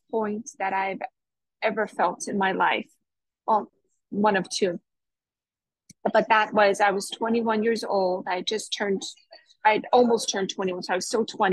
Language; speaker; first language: English; native; English